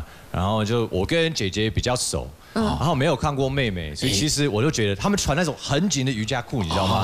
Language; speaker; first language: Chinese; non-native, fluent; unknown